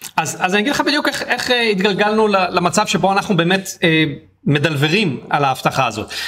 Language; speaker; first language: Hebrew; native; Hebrew